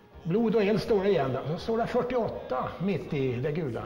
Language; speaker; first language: Swedish; native; Swedish